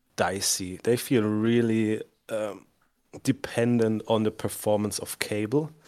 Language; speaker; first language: English; non-native, fluent; German